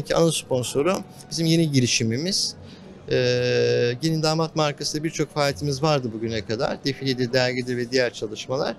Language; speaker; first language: Turkish; native; Turkish